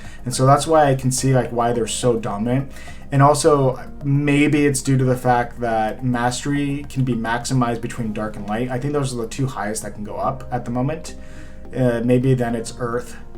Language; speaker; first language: English; native; English